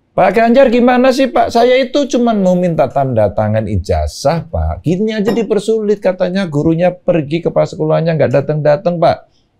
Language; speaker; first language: Indonesian; non-native, local second language; Javanese